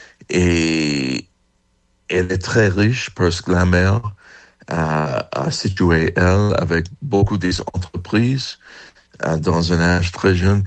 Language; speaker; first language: French; non-native, fluent; English